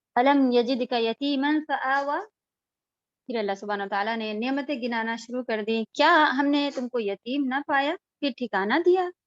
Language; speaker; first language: Urdu; native; Urdu